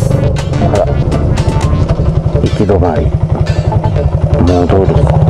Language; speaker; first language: Japanese; native; Japanese